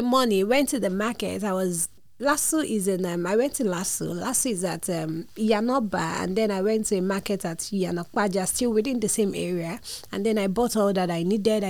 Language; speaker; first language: English; non-native, local second language; Yoruba